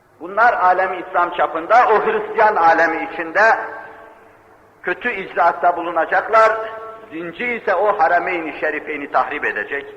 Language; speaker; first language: Turkish; native; Turkish